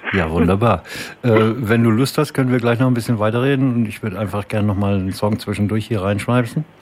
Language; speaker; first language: German; native; German